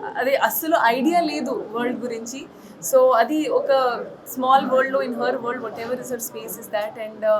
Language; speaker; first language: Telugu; non-native, fluent; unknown